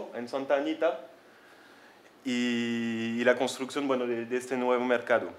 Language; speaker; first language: Spanish; non-native, fluent; French